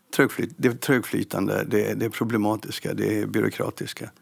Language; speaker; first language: Swedish; native; Swedish